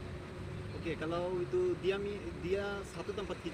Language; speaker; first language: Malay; non-native, learner; Bangla